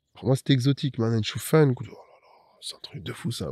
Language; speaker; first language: Arabic; early bilingual, other home language; French